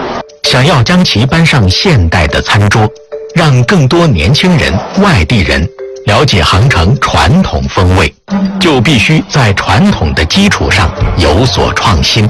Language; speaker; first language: Chinese; native; Chinese